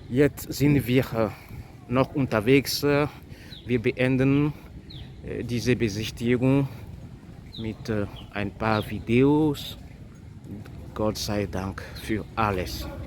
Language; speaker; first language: German; non-native, fluent; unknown